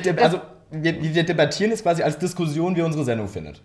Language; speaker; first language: German; native; German